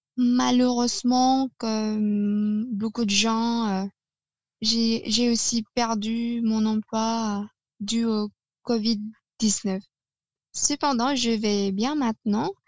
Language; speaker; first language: French; non-native, fluent; Filipino